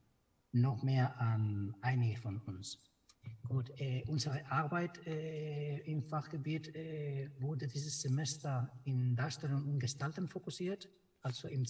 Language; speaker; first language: German; non-native, fluent; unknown